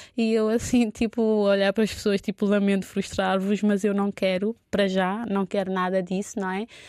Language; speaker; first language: Portuguese; non-native, local second language; Kabuverdianu